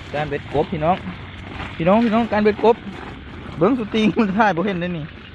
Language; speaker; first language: Thai; native; Thai